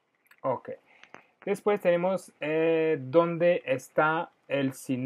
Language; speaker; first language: Spanish; non-native, fluent; French